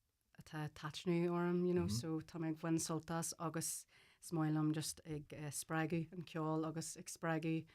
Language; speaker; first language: Irish; non-native, local second language; English